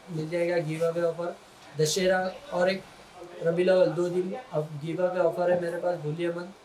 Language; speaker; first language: Hindi; non-native, local second language; Urdu